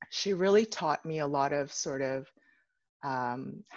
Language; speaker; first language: English; native; English